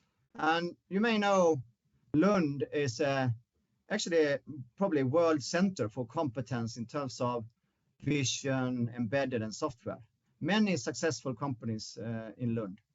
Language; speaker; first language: English; non-native, fluent; Swedish